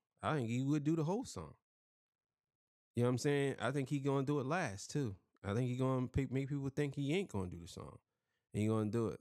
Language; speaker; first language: English; native; English